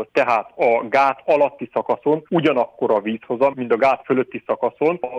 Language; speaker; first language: Hungarian; native; Hungarian